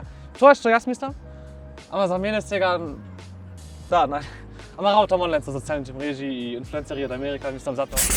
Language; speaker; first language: Macedonian; non-native, fluent; German